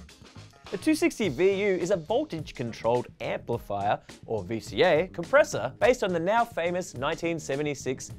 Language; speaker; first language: English; native; English